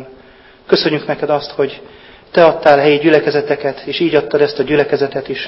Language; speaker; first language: Hungarian; native; Hungarian